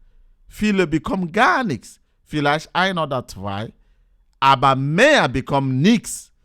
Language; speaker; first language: German; non-native, learner; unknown